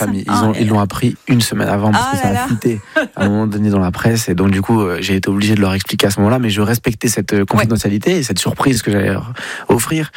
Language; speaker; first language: French; native; French